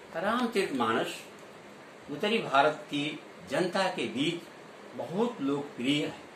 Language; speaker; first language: Hindi; native; Hindi